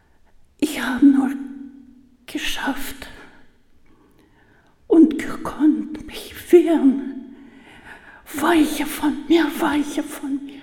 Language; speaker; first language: German; early bilingual, heritage; German